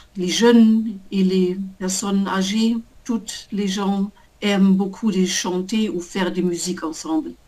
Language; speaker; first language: French; non-native, learner; German